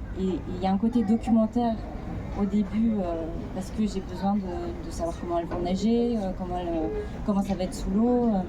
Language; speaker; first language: French; native; French